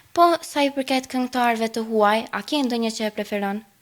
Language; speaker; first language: Albanian; native; Albanian